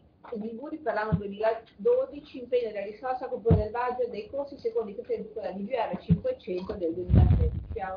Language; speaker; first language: Italian; native; Italian